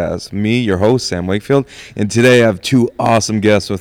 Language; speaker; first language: English; native; English